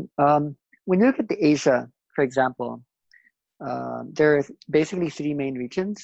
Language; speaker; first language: English; non-native, local second language; Filipino